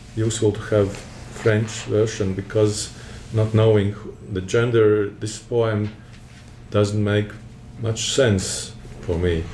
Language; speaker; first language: English; non-native, fluent; Latvian